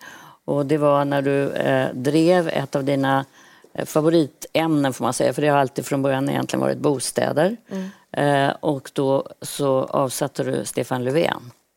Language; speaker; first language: Swedish; native; Swedish